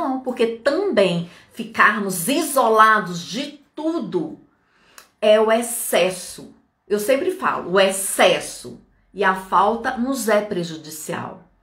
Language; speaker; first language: Portuguese; native; Portuguese